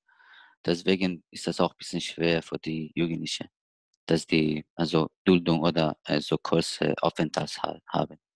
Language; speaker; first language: German; non-native, learner; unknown